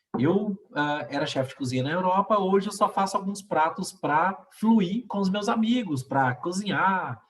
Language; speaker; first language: Portuguese; native; Portuguese